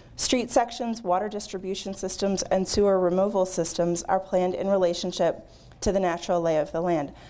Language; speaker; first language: English; native; English